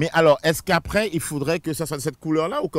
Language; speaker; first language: French; native; French